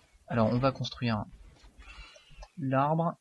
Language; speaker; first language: French; native; French